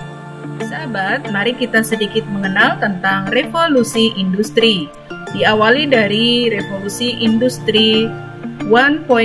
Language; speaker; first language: Indonesian; native; Indonesian